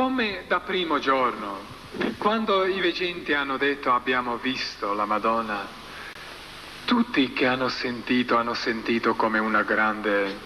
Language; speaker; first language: Italian; non-native, fluent; Croatian